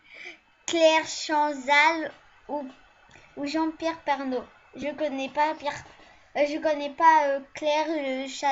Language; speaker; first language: French; early bilingual, other home language; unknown